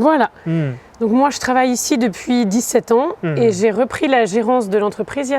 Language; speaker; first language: French; native; French